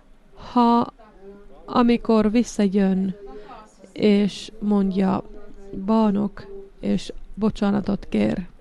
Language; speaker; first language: Hungarian; non-native, learner; Finnish